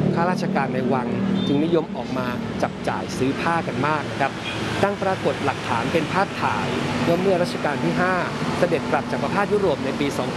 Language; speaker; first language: Thai; native; Thai